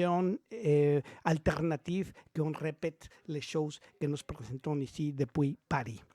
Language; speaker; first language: French; non-native, learner; Spanish